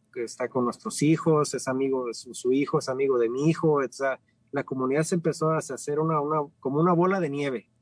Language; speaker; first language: Spanish; native; Spanish